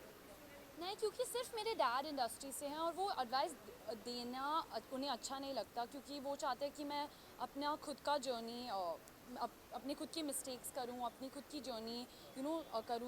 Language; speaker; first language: Hindi; native; Hindi